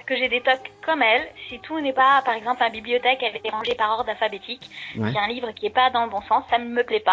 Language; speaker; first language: French; native; French